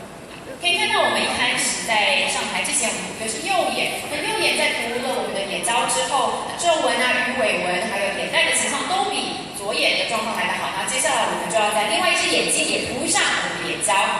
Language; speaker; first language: Chinese; native; Chinese